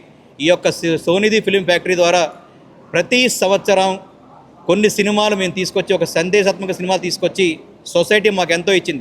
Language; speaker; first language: Telugu; native; Telugu